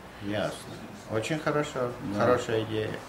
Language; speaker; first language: Russian; non-native, fluent; Georgian